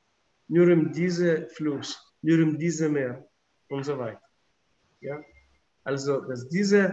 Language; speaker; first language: German; non-native, fluent; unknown